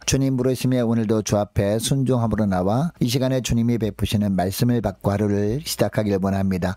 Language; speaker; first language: Korean; native; Korean